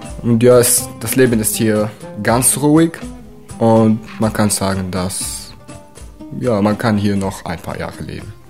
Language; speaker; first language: German; non-native, fluent; Arabic